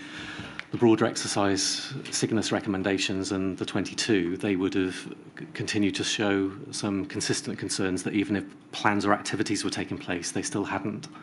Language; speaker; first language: English; native; English